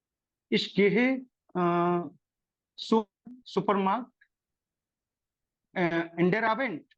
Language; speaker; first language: German; non-native, learner; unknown